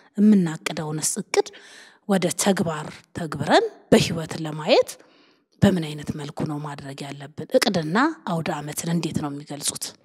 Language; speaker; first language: Amharic; native; Amharic